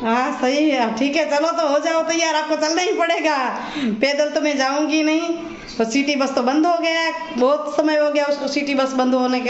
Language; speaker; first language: Hindi; non-native, local second language; Gujarati